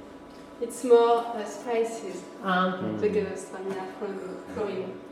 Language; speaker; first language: English; non-native, learner; French